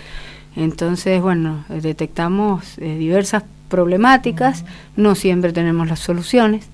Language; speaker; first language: Spanish; native; Spanish